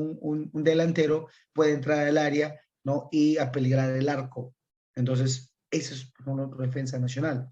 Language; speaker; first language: Spanish; native; Spanish